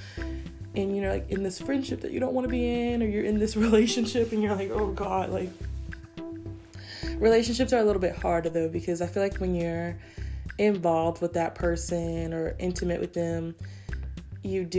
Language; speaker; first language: English; native; English